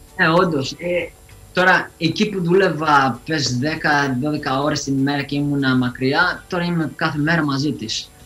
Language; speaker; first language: Greek; early bilingual, other home language; English